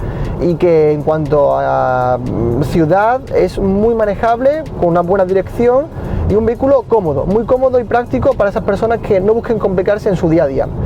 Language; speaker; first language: Spanish; native; Spanish